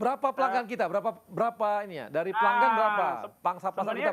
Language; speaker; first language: Indonesian; native; Indonesian